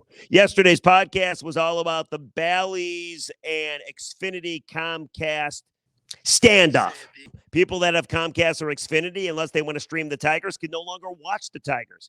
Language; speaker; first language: English; native; English